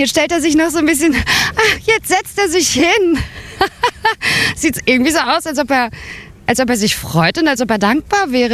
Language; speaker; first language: German; native; German